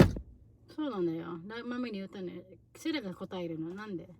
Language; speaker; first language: Japanese; non-native, fluent; Filipino